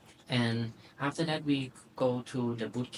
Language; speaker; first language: English; non-native, learner; Thai